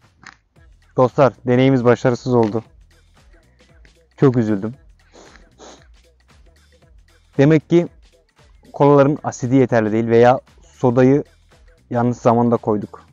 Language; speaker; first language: Turkish; native; Turkish